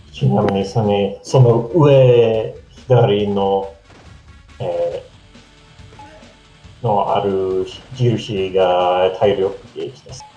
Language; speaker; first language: Japanese; non-native, fluent; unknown